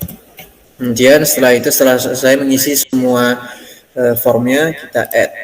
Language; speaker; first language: Indonesian; native; Indonesian